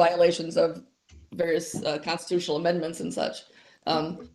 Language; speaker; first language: English; native; English